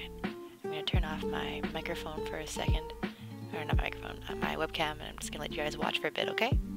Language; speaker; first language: English; native; English